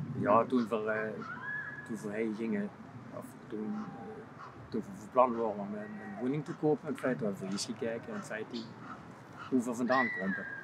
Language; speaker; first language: Dutch; native; Dutch